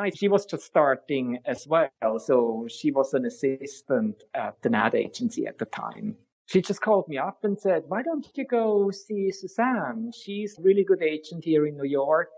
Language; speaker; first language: English; non-native, fluent; Swiss German